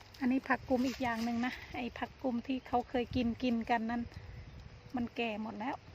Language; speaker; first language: Thai; native; Thai